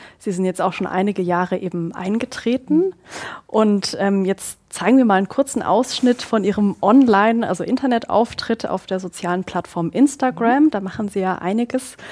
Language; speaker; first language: German; native; German